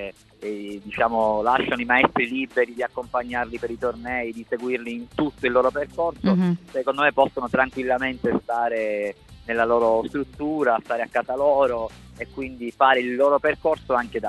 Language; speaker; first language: Italian; native; Italian